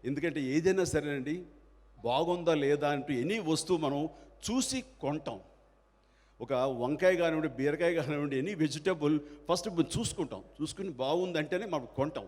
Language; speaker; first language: Telugu; native; Telugu